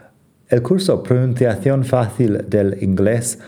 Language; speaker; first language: Spanish; non-native, fluent; English